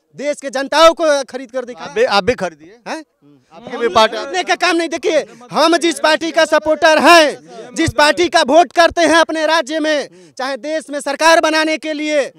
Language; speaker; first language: Hindi; native; Hindi